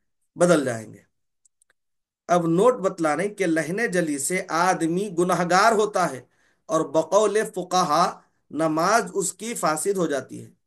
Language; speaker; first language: Urdu; native; Urdu